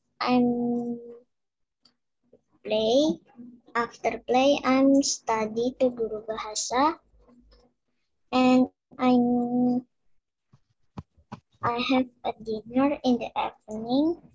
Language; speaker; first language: English; non-native, local second language; Indonesian